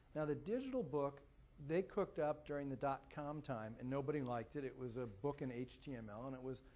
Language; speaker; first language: English; native; English